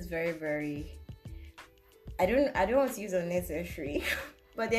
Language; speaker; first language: English; non-native, local second language; Igbo